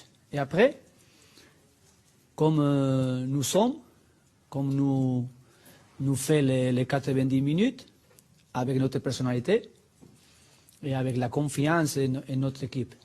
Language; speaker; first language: French; non-native, learner; Spanish